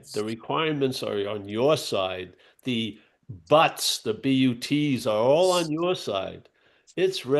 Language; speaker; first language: English; native; English